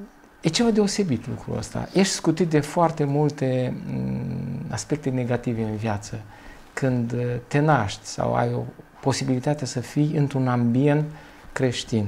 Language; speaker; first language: Romanian; native; Romanian